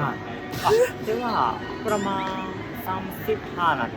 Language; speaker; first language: Thai; native; Thai